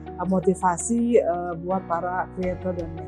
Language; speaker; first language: Indonesian; native; Indonesian